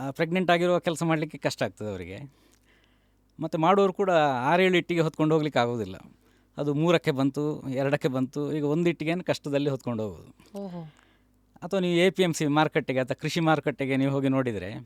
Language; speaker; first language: Kannada; native; Kannada